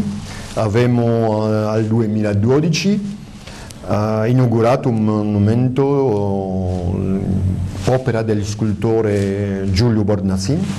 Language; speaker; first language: Italian; early bilingual, heritage; French